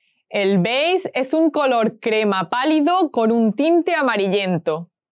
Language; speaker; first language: Spanish; native; Spanish